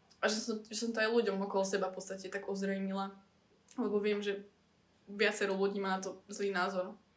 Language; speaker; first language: Slovak; native; Slovak